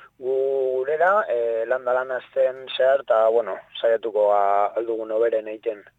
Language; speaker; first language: Basque; non-native, local second language; Spanish